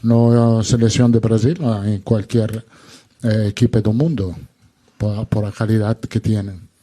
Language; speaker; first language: Spanish; non-native, fluent; Italian